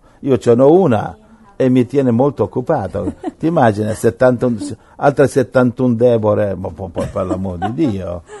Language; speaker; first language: Italian; native; Italian